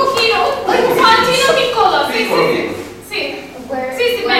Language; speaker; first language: Italian; non-native, fluent; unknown